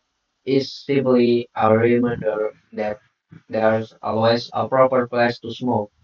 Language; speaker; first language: English; non-native, learner; Indonesian